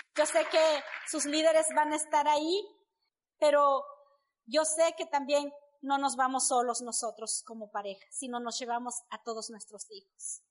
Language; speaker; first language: Spanish; native; Spanish